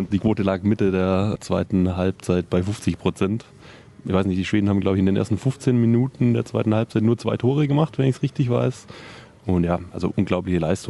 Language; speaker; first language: German; native; German